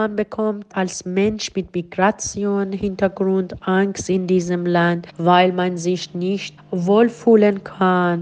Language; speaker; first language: German; non-native, fluent; Persian